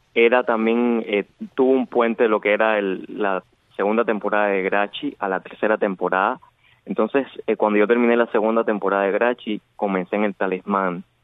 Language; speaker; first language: Spanish; native; Spanish